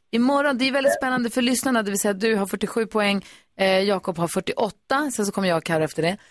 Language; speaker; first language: Swedish; native; Swedish